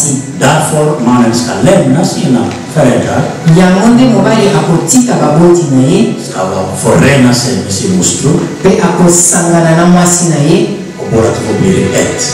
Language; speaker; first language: Swedish; non-native, learner; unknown